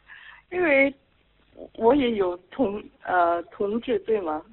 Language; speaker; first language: Chinese; non-native, fluent; Korean